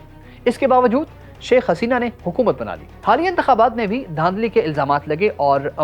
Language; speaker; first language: Urdu; native; Urdu